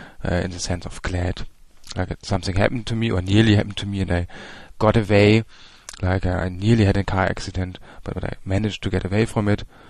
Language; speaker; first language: English; non-native, fluent; German